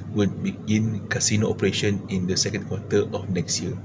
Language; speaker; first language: English; non-native, local second language; Malay